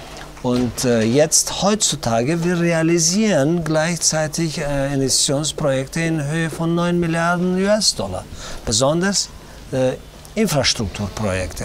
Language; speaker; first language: German; non-native, learner; Tajik